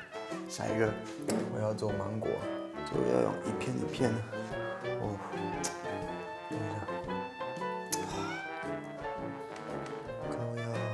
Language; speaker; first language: Chinese; non-native, fluent; French